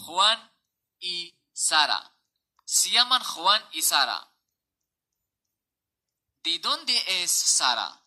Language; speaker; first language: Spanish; non-native, fluent; Arabic